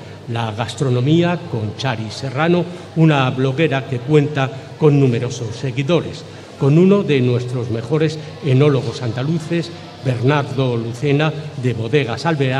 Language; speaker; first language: Spanish; native; Spanish